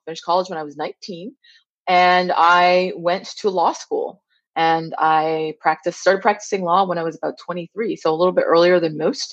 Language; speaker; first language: English; native; English